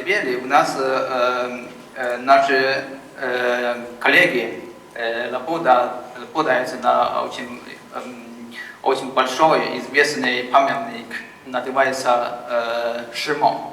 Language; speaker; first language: Russian; non-native, learner; Chinese